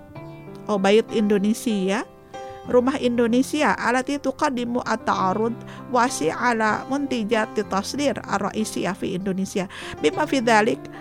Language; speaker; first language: Arabic; non-native, fluent; Indonesian